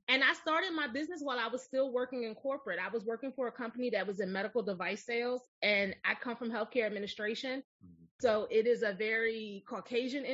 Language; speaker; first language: English; native; English